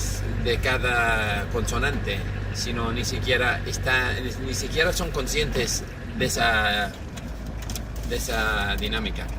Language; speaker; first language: Spanish; non-native, fluent; English